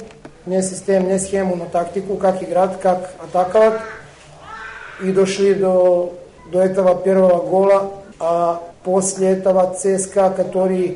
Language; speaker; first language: Russian; non-native, learner; Serbian